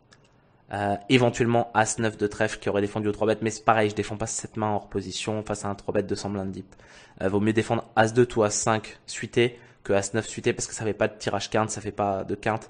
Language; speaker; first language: French; native; French